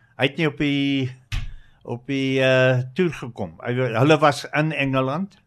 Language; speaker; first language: Afrikaans; non-native, local second language; English